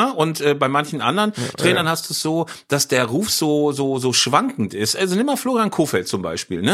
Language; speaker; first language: German; native; German